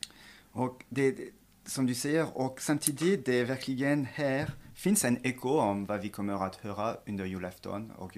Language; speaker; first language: Swedish; non-native, fluent; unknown